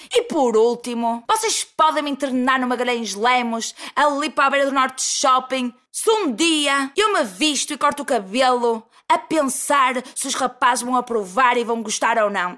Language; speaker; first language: Portuguese; native; Portuguese